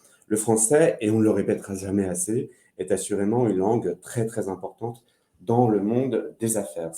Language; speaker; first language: French; native; French